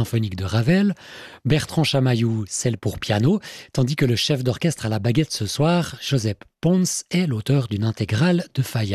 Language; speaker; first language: French; native; French